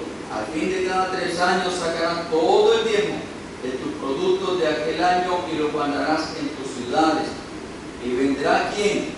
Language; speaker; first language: Spanish; native; Spanish